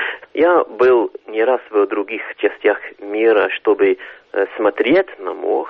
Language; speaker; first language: Russian; non-native, fluent; English